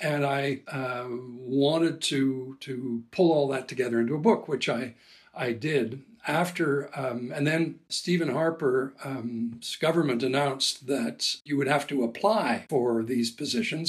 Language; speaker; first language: English; native; English